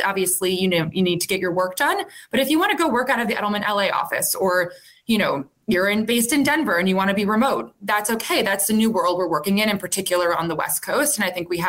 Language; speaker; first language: English; native; English